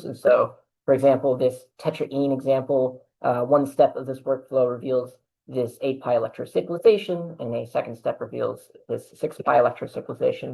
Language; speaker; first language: English; native; English